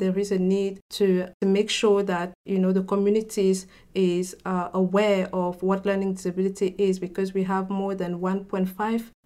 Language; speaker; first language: English; non-native, local second language; French